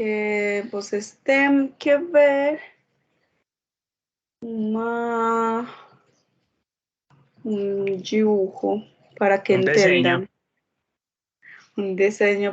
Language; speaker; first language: Portuguese; non-native, learner; Spanish